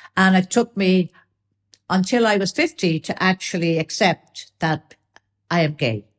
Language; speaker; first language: English; native; English